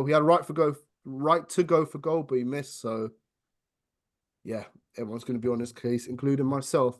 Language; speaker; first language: English; native; English